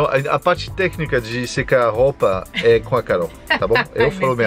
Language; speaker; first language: Portuguese; non-native, fluent; French